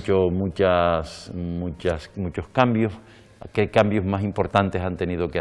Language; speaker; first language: Spanish; native; Spanish